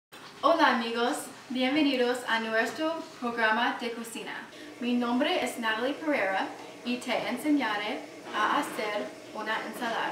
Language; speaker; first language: Spanish; non-native, learner; English